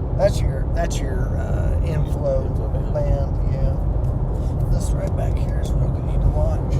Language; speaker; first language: English; native; English